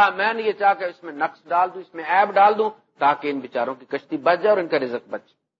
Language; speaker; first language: Urdu; non-native, local second language; Punjabi